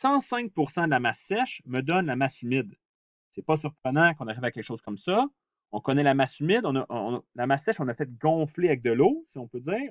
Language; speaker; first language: French; native; French